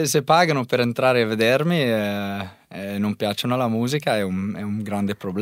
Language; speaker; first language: Italian; non-native, learner; English